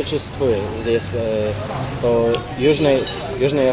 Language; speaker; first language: Russian; non-native, learner; Polish